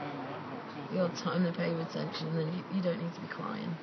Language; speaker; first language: English; native; English